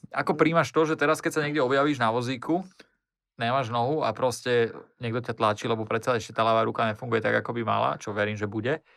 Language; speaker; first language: Slovak; native; Slovak